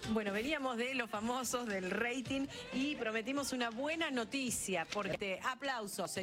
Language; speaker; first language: Spanish; native; Spanish